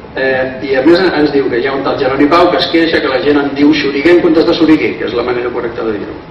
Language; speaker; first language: Catalan; native; Catalan